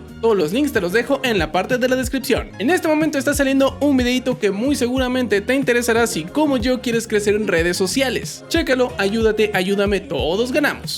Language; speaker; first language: Spanish; native; Spanish